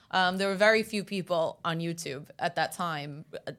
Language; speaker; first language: English; early bilingual, other home language; Italian